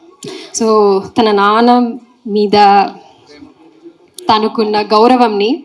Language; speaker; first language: Telugu; non-native, learner; Malayalam